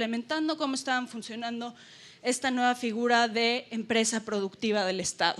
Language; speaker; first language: Spanish; native; Spanish